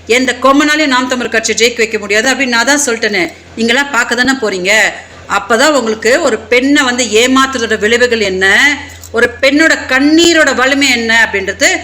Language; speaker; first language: Tamil; native; Tamil